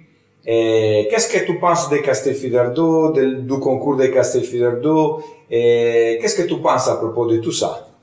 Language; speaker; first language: French; non-native, fluent; Italian